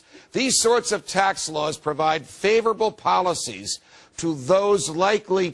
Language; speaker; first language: English; native; English